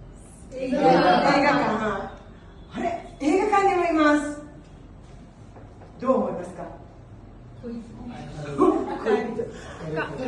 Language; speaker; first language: Japanese; non-native, learner; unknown